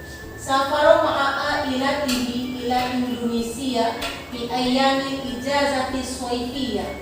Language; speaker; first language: Arabic; non-native, fluent; Indonesian